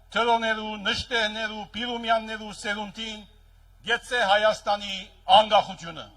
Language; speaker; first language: Armenian; early bilingual, heritage; Armenian